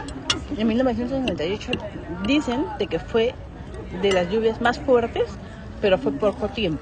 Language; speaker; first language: Spanish; native; Spanish